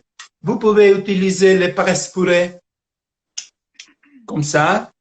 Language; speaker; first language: French; non-native, fluent; Italian